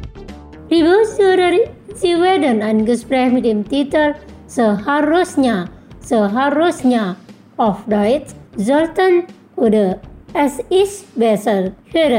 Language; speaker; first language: German; non-native, fluent; Indonesian